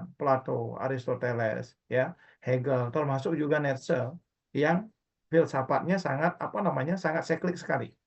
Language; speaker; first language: Indonesian; non-native, local second language; Balinese